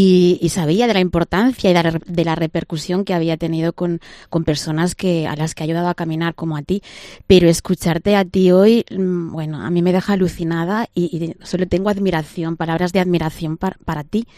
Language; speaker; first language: Spanish; native; Spanish